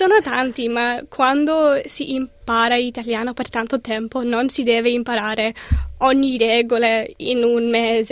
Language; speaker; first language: Italian; non-native, learner; English